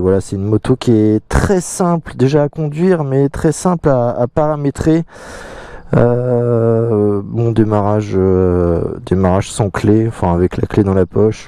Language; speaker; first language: French; native; French